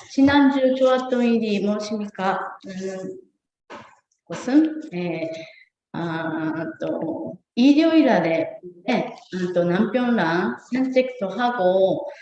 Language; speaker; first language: Korean; non-native, learner; Japanese